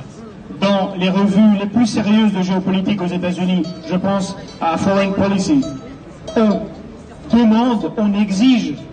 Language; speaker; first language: French; native; French